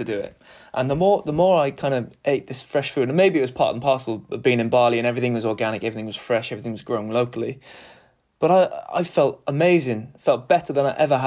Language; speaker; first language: English; native; English